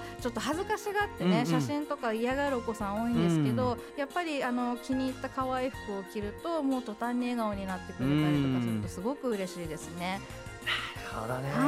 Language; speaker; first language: Japanese; native; Japanese